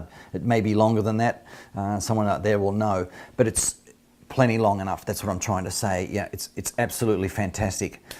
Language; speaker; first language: English; native; English